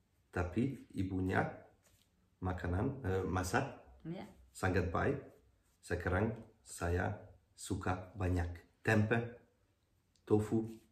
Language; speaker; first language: Indonesian; non-native, learner; Hungarian